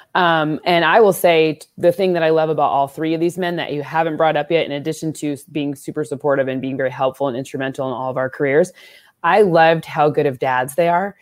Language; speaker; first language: English; native; English